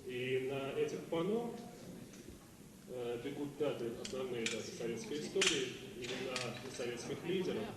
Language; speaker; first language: Russian; native; Russian